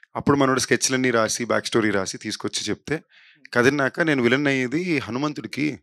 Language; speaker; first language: Telugu; native; Telugu